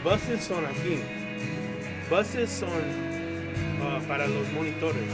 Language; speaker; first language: Spanish; early bilingual, heritage; Spanish